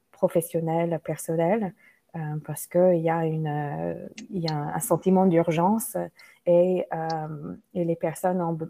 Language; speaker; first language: French; non-native, fluent; English